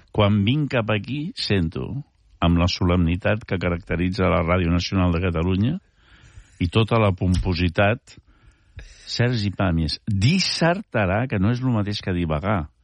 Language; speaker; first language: Catalan; early bilingual, heritage; Catalan